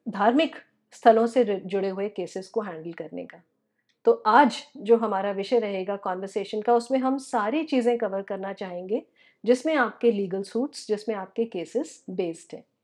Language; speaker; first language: Hindi; native; Hindi